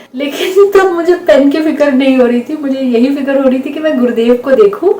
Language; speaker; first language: Hindi; non-native, local second language; Bangla